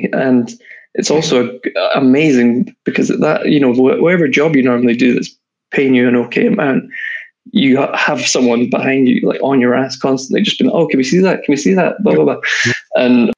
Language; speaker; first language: English; native; English